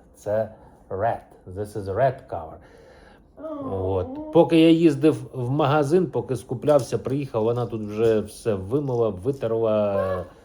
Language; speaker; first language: Ukrainian; native; Ukrainian